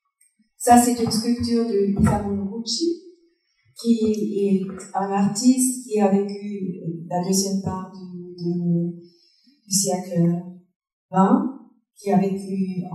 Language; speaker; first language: French; non-native, fluent; German